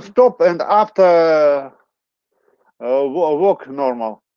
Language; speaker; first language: English; non-native, learner; Russian